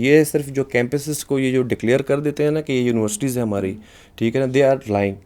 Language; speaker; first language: Urdu; non-native, local second language; Pashto